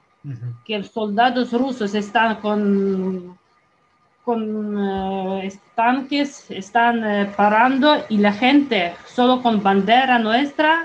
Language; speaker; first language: Spanish; non-native, fluent; Ukrainian